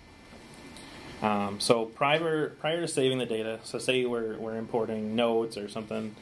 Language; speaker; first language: English; native; English